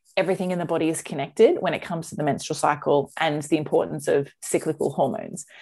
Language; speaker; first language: English; native; English